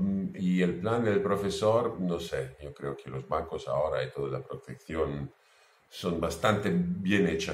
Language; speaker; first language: Spanish; non-native, fluent; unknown